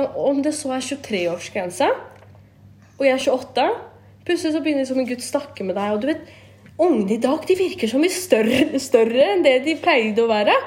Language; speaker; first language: Norwegian; early bilingual, other home language; Kurdish